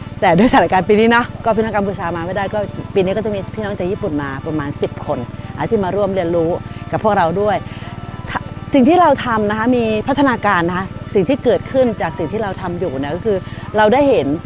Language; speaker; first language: Thai; native; Thai